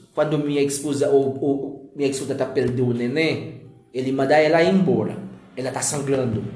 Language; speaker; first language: Portuguese; non-native, learner; Haitian Creole